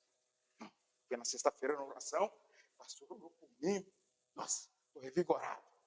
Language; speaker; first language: Portuguese; native; Portuguese